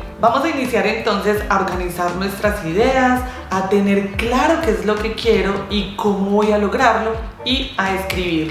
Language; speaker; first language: Spanish; native; Spanish